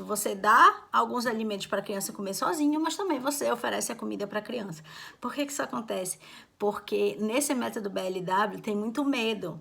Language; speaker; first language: Portuguese; native; Portuguese